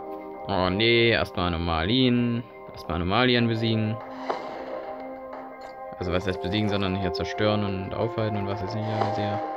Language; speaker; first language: German; native; German